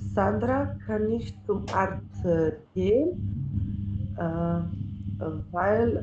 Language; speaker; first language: German; non-native, learner; Macedonian